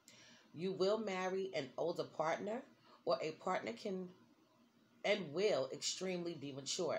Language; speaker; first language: English; native; English